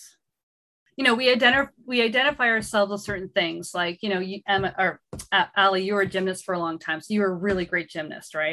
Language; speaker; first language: English; native; English